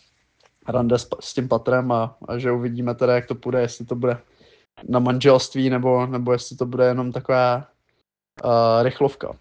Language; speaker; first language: Czech; native; Czech